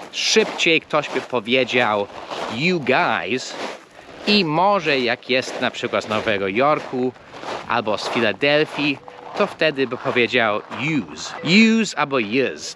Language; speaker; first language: Polish; non-native, fluent; English